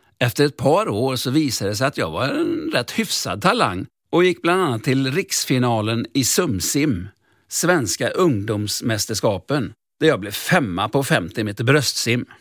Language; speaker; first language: Swedish; native; Swedish